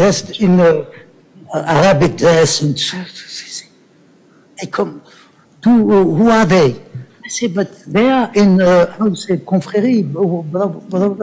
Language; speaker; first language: English; non-native, learner; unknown